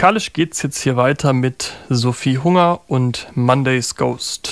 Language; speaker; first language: German; native; German